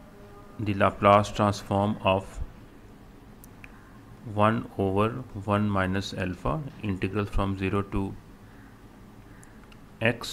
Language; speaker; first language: English; non-native, local second language; Urdu